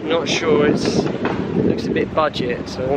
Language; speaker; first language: English; native; English